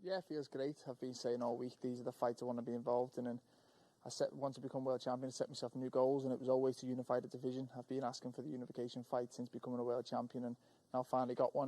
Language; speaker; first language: English; native; English